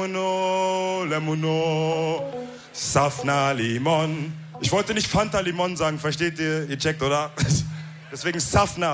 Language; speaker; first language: German; early bilingual, other home language; Wolof